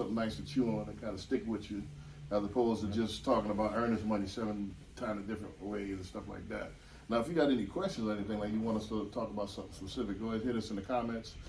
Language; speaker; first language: English; native; English